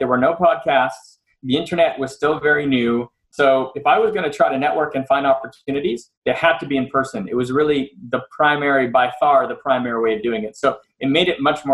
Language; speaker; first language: English; native; English